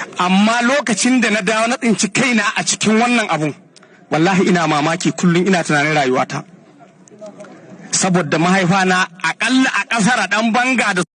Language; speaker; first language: Hausa; non-native, local second language; Fula